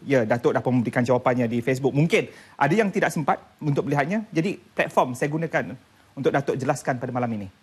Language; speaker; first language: Malay; native; Malay